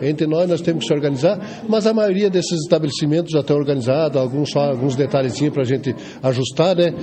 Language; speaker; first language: Portuguese; native; Portuguese